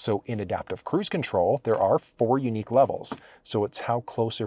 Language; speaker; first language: English; native; English